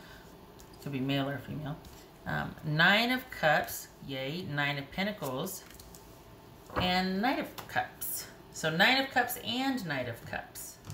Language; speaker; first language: English; native; English